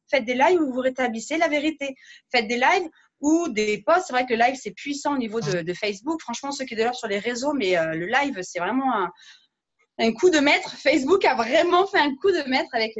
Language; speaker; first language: French; native; French